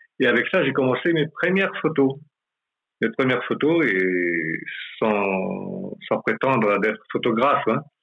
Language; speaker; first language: French; non-native, local second language; Malagasy